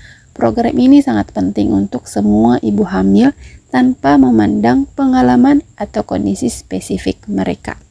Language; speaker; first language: Indonesian; native; Indonesian